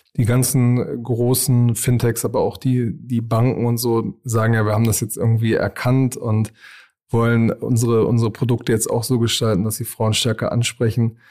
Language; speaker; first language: German; native; German